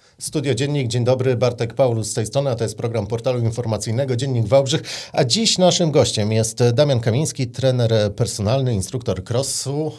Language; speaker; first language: Polish; native; Polish